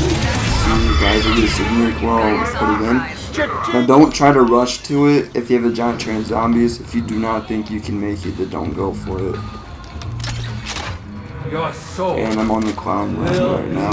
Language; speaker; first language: English; native; English